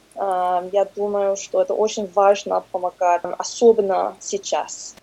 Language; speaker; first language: Russian; non-native, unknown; English